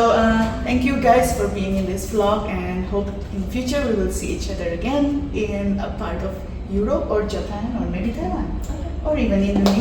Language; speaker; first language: English; non-native, fluent; Indonesian